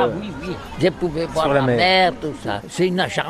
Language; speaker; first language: French; non-native, learner; Catalan